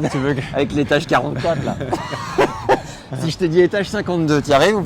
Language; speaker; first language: French; native; French